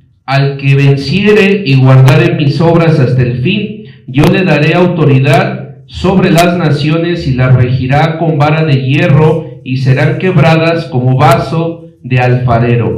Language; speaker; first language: Spanish; native; Spanish